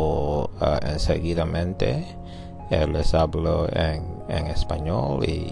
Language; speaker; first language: Spanish; non-native, learner; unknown